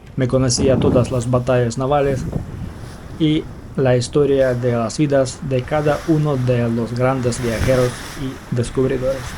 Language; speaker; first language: Spanish; non-native, fluent; Ukrainian